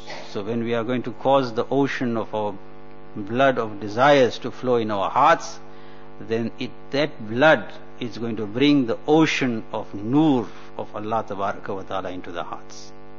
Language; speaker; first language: English; native; English